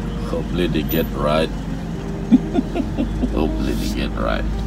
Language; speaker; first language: English; non-native, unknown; Indonesian